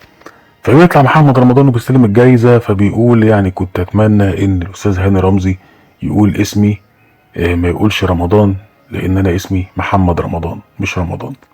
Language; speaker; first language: Arabic; native; Arabic